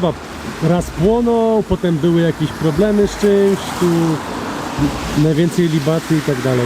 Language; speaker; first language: Polish; native; Polish